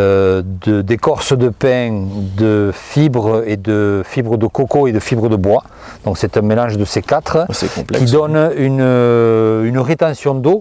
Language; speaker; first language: French; native; French